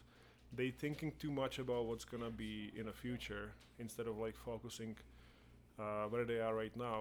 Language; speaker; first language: English; non-native, fluent; Czech